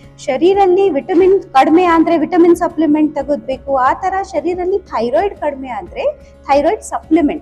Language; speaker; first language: Kannada; non-native, fluent; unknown